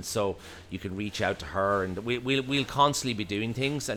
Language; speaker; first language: English; native; English